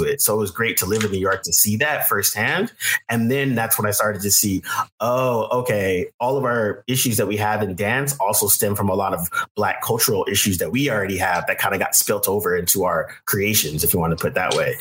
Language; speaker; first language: English; native; English